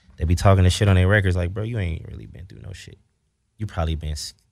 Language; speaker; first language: English; native; English